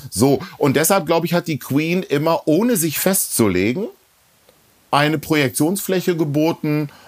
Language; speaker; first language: German; native; German